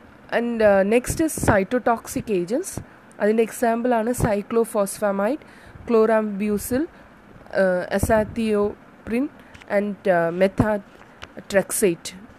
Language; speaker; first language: English; non-native, local second language; Malayalam